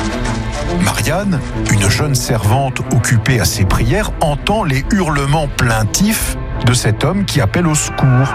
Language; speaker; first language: French; native; French